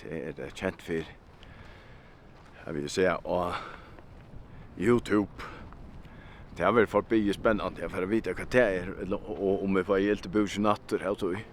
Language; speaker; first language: Swedish; non-native, learner; Faroese